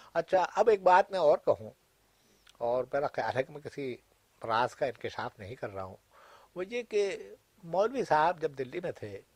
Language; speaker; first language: Urdu; native; Urdu